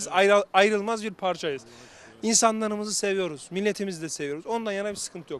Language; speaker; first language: Turkish; native; Turkish